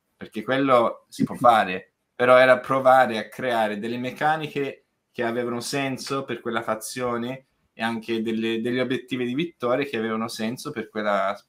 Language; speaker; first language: Italian; non-native, fluent; English